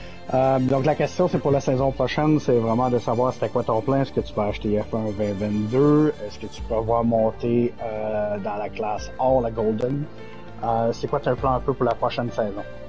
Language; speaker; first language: French; native; French